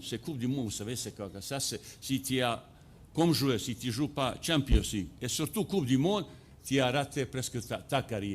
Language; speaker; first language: French; non-native, fluent; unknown